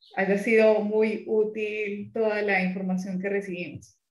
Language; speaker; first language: Spanish; native; Spanish